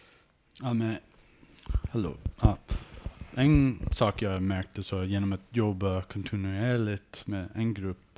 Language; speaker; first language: Swedish; early bilingual, heritage; English